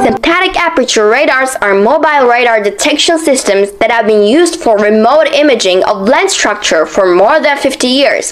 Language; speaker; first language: English; non-native, fluent; Turkish